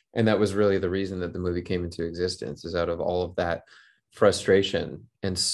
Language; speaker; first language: English; early bilingual, other home language; Hindi